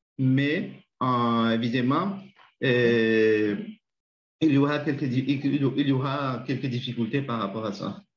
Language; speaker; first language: French; non-native, learner; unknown